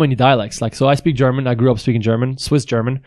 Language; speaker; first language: English; non-native, fluent; Swiss German